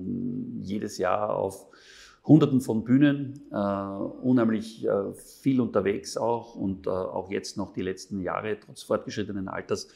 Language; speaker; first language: German; native; German